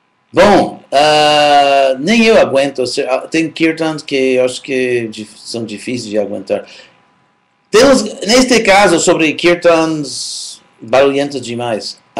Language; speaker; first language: Portuguese; non-native, fluent; English